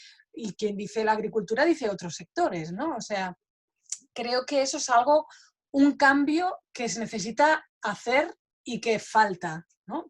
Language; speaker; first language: Catalan; non-native, fluent; Spanish